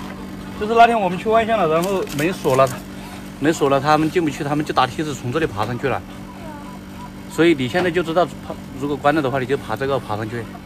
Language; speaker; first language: Chinese; native; Chinese